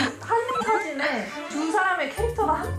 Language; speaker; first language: Korean; native; Korean